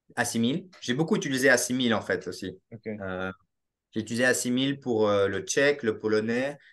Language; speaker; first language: French; native; French